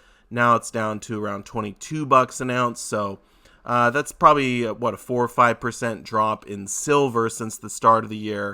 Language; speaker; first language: English; native; English